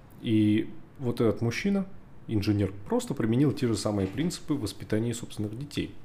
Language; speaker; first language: Russian; native; Russian